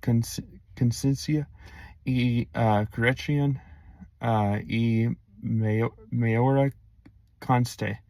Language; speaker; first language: Spanish; non-native, learner; English